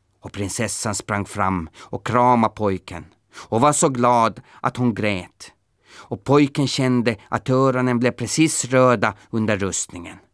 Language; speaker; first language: Swedish; native; Swedish